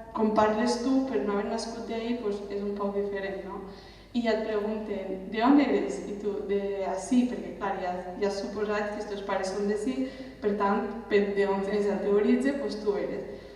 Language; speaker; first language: Catalan; early bilingual, other home language; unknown